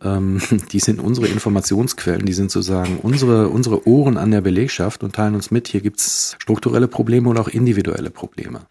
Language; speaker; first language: German; native; German